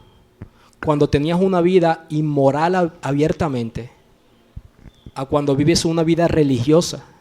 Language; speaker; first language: Spanish; native; Spanish